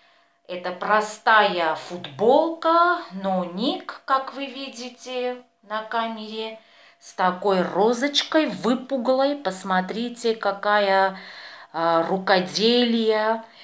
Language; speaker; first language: Russian; non-native, fluent; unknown